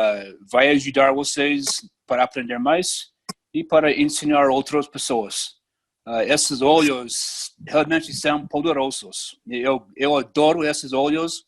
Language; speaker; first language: Portuguese; non-native, fluent; English